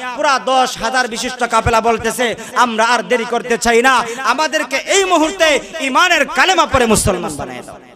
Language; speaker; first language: Bangla; non-native, local second language; Sylheti